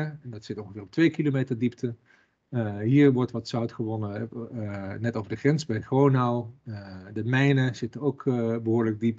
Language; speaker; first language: Dutch; native; Dutch